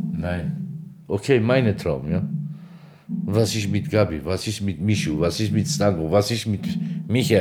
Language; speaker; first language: German; non-native, fluent; Turkish